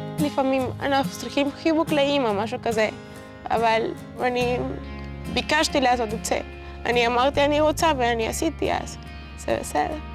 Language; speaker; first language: Hebrew; non-native, fluent; Spanish